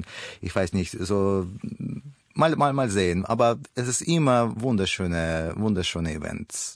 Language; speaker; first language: German; non-native, learner; Russian